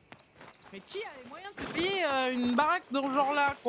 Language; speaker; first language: French; native; French